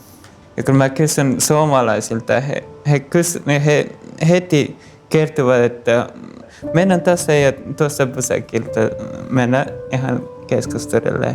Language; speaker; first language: Finnish; non-native, learner; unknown